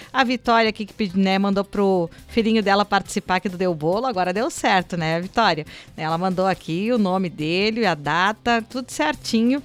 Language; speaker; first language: Portuguese; native; Portuguese